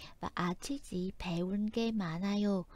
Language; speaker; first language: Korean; non-native, fluent; Vietnamese